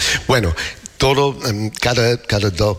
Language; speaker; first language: Spanish; non-native, learner; English